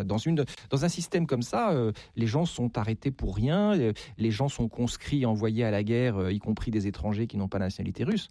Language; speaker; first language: French; native; French